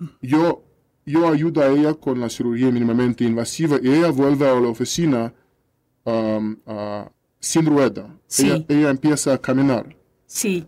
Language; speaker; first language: Spanish; non-native, learner; Russian